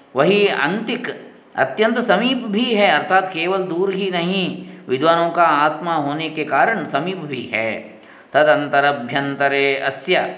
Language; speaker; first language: Hindi; non-native, local second language; Kannada